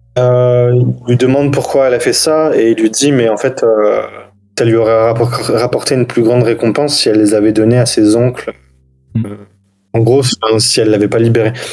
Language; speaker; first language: French; native; French